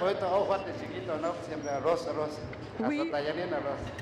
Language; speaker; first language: Spanish; non-native, learner; Thai